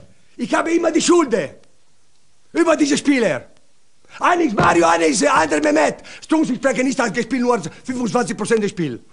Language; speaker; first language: German; non-native, learner; Italian